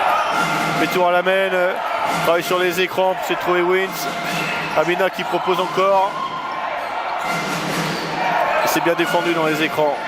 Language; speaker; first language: French; native; French